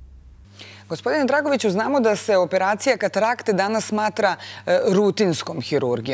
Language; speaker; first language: Bosnian; native; Bosnian